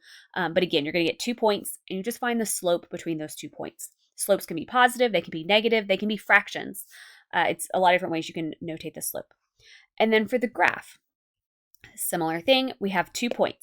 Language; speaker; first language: English; native; English